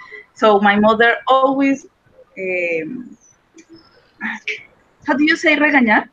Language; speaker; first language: English; non-native, learner; Spanish